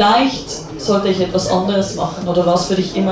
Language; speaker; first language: German; native; German